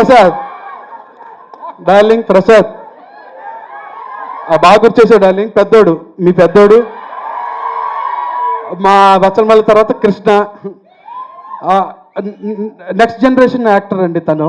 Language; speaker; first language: Telugu; native; Telugu